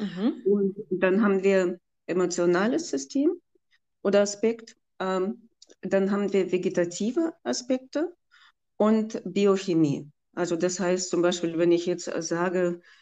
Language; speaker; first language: German; non-native, fluent; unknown